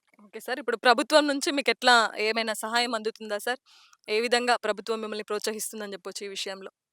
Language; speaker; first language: Telugu; native; Telugu